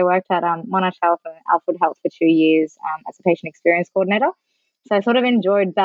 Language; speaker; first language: English; non-native, local second language; Sinhala